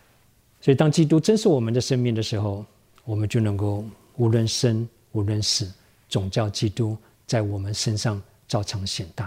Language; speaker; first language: Chinese; native; Chinese